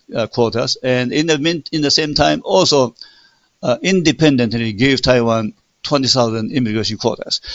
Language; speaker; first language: English; non-native, fluent; Min Nan Chinese